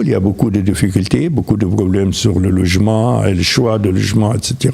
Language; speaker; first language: French; non-native, fluent; Arabic